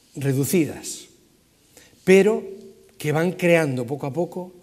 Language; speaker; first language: Spanish; native; Spanish